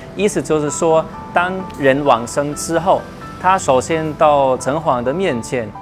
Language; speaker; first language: Chinese; non-native, fluent; German